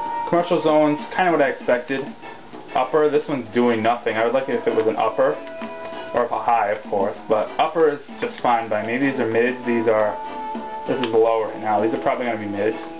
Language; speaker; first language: English; native; English